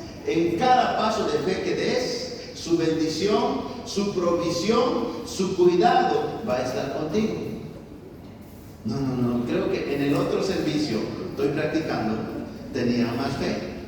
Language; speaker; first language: Spanish; native; Spanish